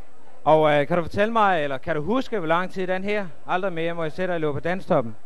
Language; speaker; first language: Danish; native; Danish